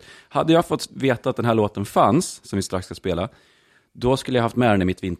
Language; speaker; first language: Swedish; native; Swedish